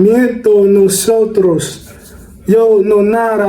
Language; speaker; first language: Spanish; non-native, learner; English